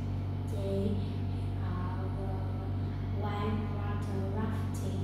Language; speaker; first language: English; non-native, learner; Vietnamese